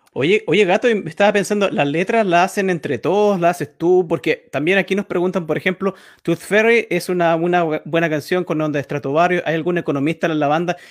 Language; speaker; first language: Spanish; native; Spanish